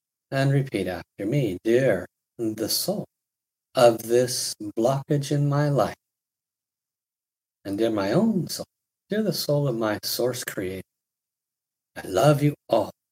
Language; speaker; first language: English; native; English